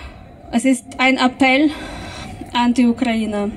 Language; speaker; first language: German; non-native, fluent; Ukrainian